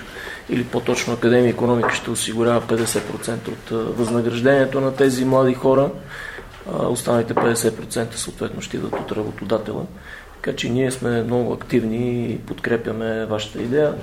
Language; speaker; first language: Bulgarian; native; Bulgarian